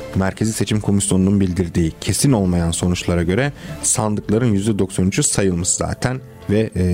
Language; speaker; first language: Turkish; early bilingual, heritage; Romanian